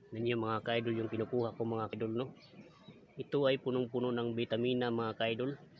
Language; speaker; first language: Filipino; non-native, local second language; Cebuano